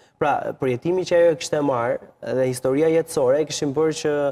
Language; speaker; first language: Albanian; native; Albanian